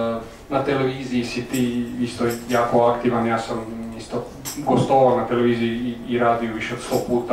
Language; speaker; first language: Croatian; native; Croatian